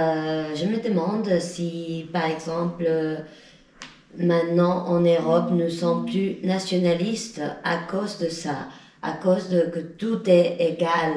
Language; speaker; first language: French; non-native, fluent; Spanish